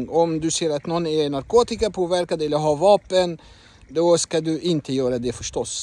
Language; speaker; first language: Swedish; non-native, fluent; Arabic